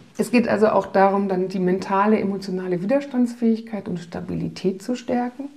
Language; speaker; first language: German; early bilingual, other home language; Polish